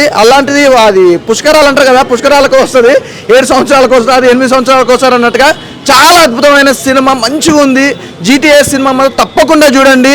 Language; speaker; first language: Telugu; native; Telugu